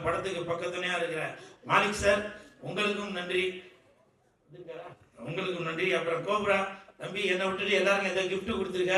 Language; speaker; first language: Tamil; native; Tamil